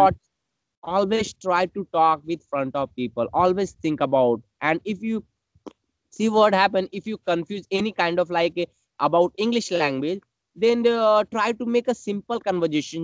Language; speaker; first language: English; non-native, learner; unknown